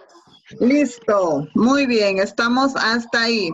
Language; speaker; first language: Spanish; native; Spanish